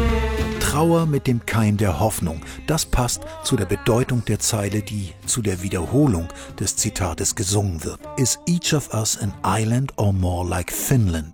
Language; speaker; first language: German; native; German